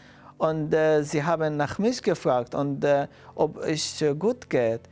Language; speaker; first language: German; non-native, fluent; Arabic